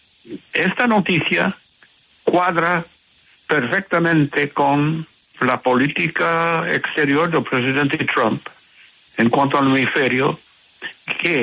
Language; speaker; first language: Spanish; non-native, fluent; English